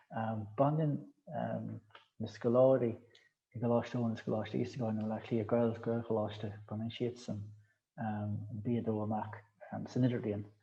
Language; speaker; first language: Irish; native; Irish